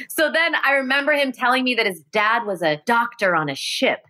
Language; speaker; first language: English; native; English